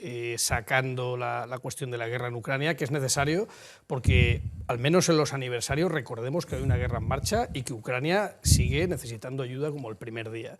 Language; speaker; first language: Spanish; native; Spanish